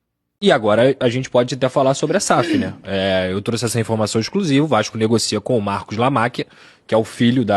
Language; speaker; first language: Portuguese; native; Portuguese